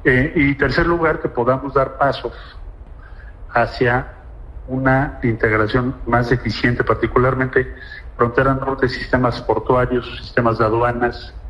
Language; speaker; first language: Spanish; native; Spanish